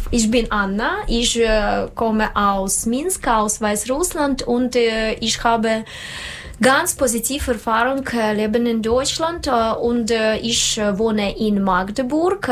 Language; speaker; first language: German; non-native, learner; Russian